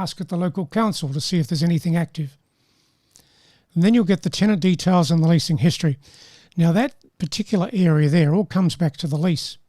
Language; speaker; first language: English; native; English